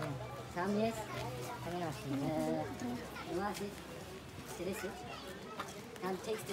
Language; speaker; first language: Russian; non-native, learner; Turkish